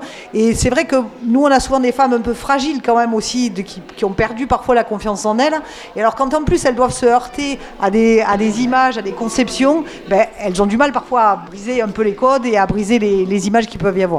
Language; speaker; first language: French; native; French